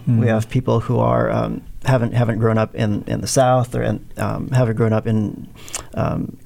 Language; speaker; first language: English; non-native, local second language; Filipino